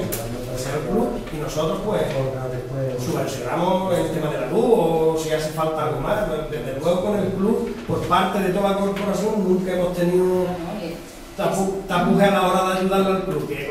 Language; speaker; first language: Spanish; native; Spanish